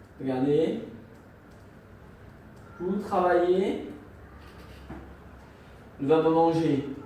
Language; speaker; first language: French; non-native, fluent; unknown